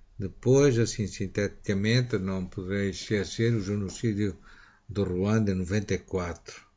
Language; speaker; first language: Portuguese; native; Portuguese